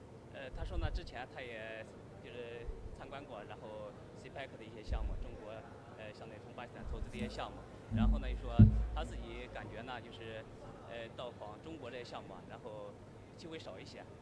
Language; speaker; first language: Chinese; native; Chinese